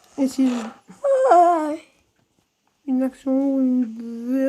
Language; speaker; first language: French; native; French